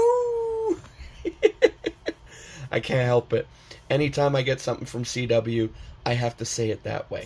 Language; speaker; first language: English; native; English